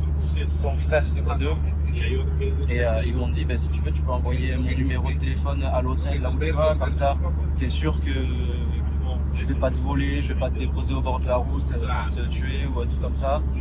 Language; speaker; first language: French; native; French